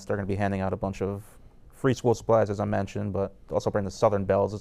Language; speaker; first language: English; native; English